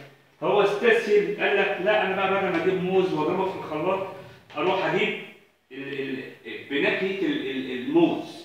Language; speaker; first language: Arabic; native; Arabic